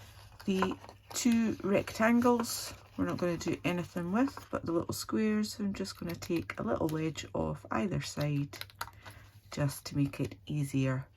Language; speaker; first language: English; native; English